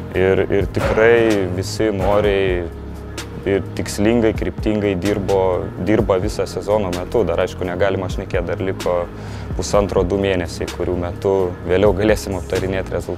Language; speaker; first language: Lithuanian; native; Lithuanian